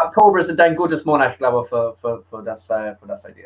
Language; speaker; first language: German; early bilingual, heritage; English